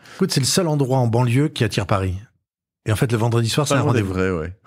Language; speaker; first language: French; native; French